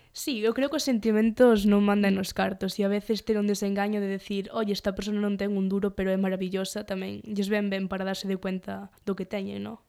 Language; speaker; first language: Galician; non-native, local second language; Spanish